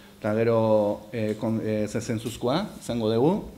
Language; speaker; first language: Basque; native; Basque